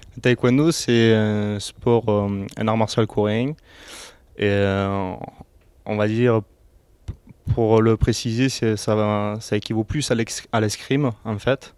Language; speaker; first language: French; native; French